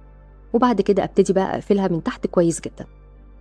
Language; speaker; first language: Arabic; native; Arabic